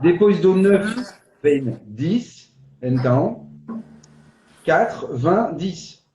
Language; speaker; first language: Portuguese; non-native, fluent; French